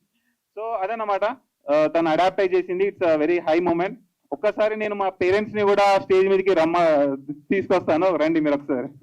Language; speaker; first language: Telugu; native; Telugu